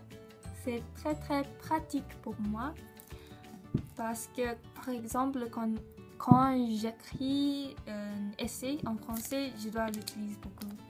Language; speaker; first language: French; non-native, learner; Japanese